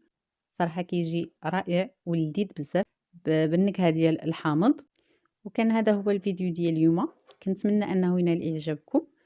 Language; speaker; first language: Arabic; native; Arabic